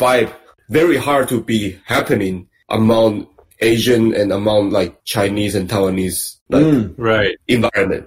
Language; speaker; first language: English; non-native, fluent; Chinese